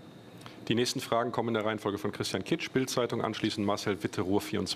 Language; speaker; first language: German; native; German